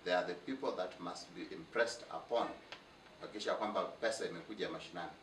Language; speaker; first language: English; non-native, local second language; Luo (Kenya and Tanzania)